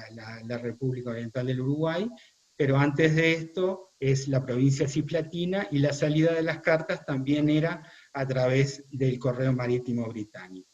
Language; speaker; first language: Spanish; native; Spanish